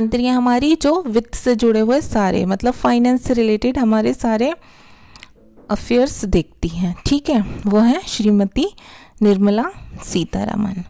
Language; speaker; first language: Hindi; native; Hindi